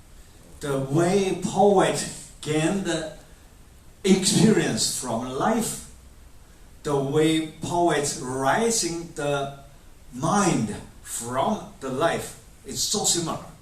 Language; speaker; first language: English; non-native, fluent; Chinese